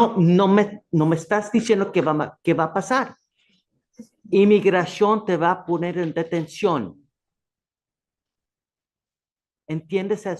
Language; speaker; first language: Spanish; non-native, learner; English